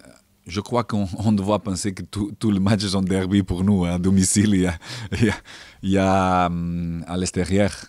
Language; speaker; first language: French; non-native, fluent; Portuguese